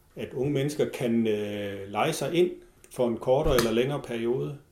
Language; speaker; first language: Danish; native; Danish